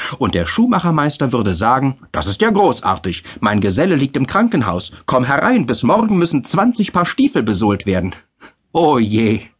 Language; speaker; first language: German; native; German